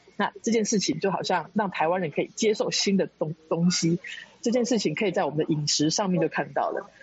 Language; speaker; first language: Chinese; early bilingual, heritage; Chinese